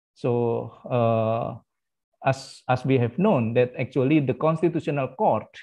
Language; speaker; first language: English; non-native, fluent; Indonesian